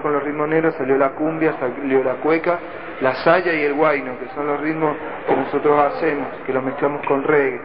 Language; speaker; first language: Spanish; native; Spanish